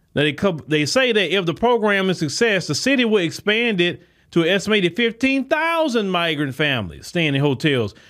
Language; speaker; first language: English; native; English